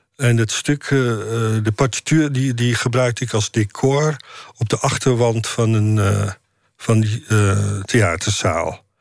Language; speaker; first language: Dutch; native; Dutch